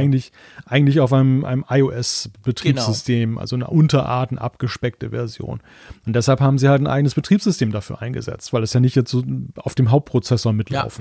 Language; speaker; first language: German; native; German